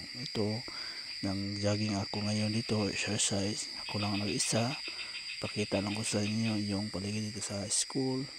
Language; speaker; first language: Filipino; non-native, local second language; Cebuano